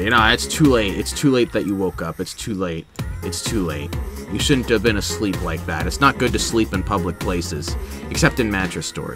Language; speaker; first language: English; native; English